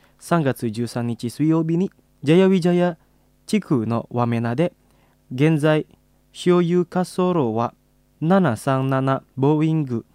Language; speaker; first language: Japanese; non-native, fluent; Indonesian